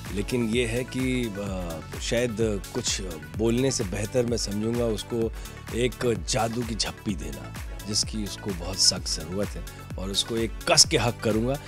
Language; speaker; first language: Hindi; native; Hindi